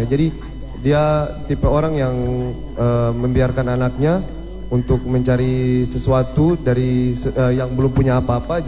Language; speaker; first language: Indonesian; native; Indonesian